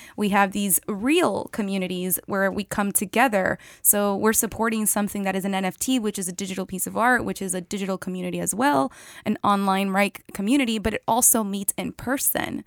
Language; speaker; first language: English; native; English